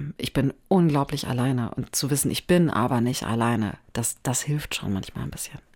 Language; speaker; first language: German; native; German